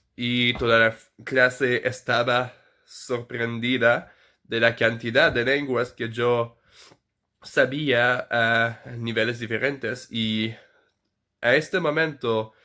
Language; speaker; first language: Spanish; non-native, fluent; French